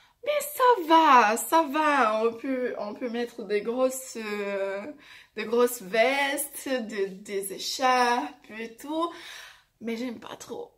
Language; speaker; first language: French; non-native, fluent; Portuguese